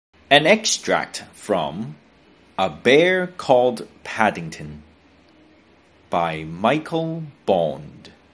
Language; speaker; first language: English; non-native, local second language; Cantonese